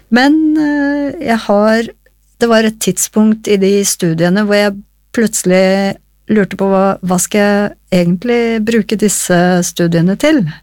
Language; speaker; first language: Norwegian; native; Norwegian